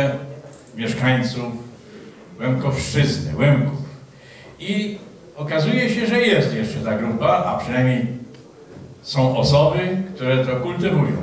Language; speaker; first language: Polish; native; Polish